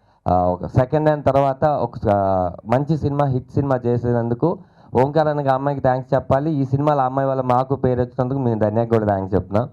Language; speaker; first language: Telugu; native; Telugu